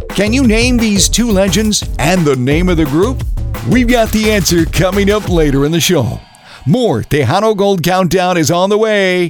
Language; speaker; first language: English; early bilingual, other home language; Spanish